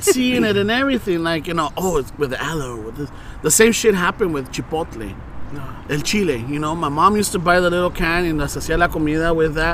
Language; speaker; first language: English; early bilingual, other home language; Spanish